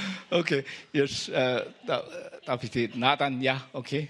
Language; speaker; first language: German; non-native, fluent; Chinese